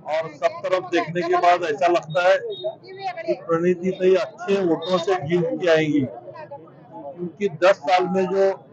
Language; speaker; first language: Hindi; non-native, local second language; Marathi